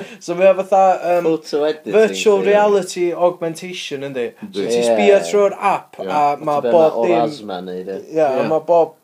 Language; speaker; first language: Welsh; native; Welsh